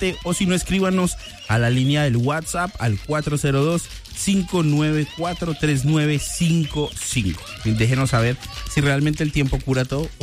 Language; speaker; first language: Spanish; native; Spanish